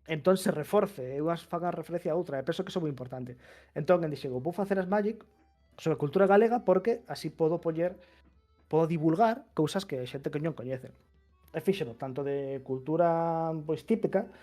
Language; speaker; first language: Galician; non-native, local second language; Spanish